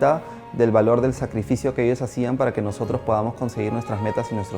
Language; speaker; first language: Spanish; native; Spanish